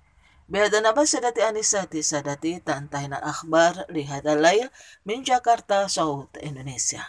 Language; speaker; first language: Arabic; non-native, fluent; Indonesian